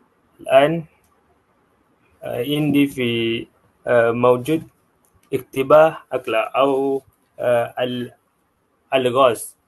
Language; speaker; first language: Arabic; non-native, learner; Malay